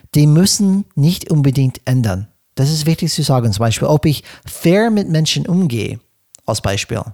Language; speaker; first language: German; non-native, fluent; English